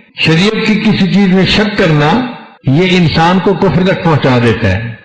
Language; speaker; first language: Urdu; non-native, local second language; Punjabi